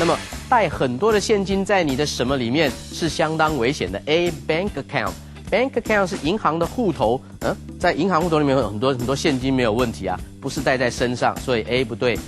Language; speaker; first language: Chinese; native; Chinese